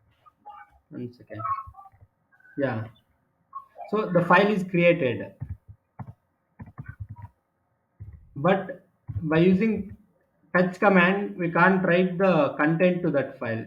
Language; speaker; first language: English; non-native, local second language; Telugu